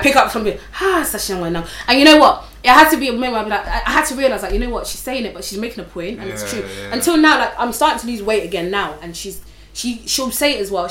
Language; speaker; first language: English; native; English